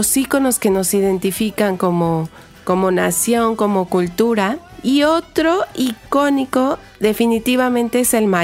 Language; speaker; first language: Spanish; native; Spanish